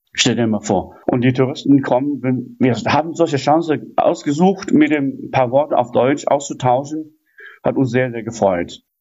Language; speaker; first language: German; non-native, fluent; Chinese